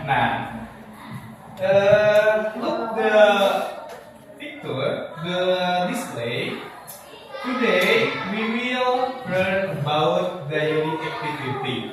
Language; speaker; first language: English; non-native, learner; Indonesian